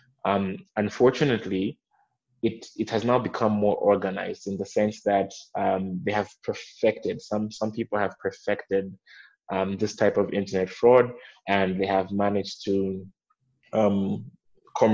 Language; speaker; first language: English; non-native, local second language; Nyanja